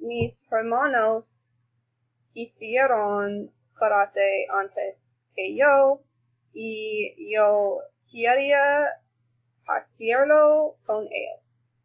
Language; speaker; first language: Spanish; non-native, learner; English